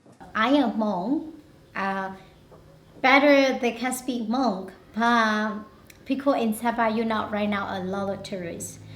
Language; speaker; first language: English; non-native, learner; Hmong